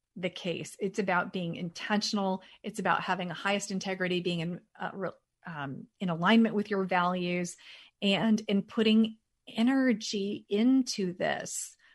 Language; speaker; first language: English; native; English